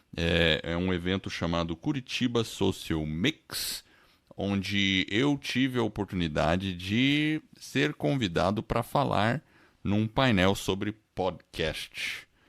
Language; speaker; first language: Portuguese; non-native, fluent; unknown